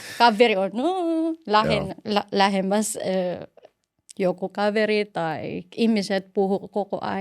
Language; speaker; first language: Finnish; non-native, learner; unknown